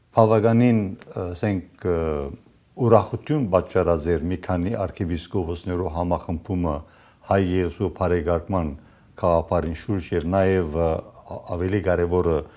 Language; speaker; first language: Armenian; native; Armenian